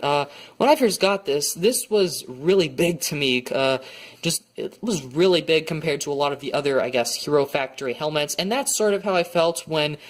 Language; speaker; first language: English; native; English